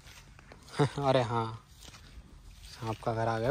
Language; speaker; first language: Hindi; native; Hindi